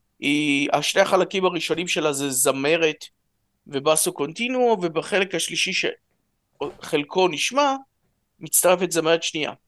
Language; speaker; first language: Hebrew; early bilingual, other home language; Russian